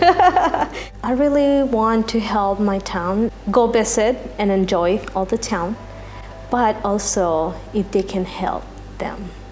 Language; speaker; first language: English; non-native, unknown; Spanish